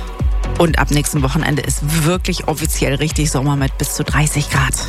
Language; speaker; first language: German; native; German